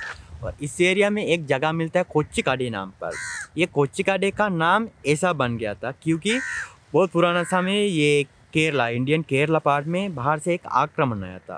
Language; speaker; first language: Hindi; non-native, fluent; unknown